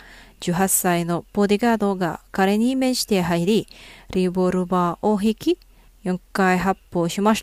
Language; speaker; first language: Japanese; non-native, fluent; Indonesian